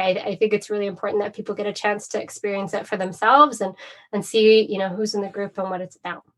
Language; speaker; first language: English; native; English